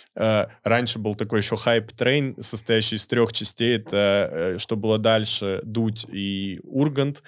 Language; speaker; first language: Russian; native; Russian